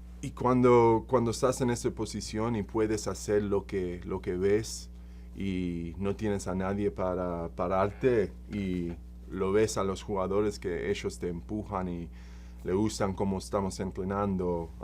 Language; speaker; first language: Spanish; early bilingual, heritage; Spanish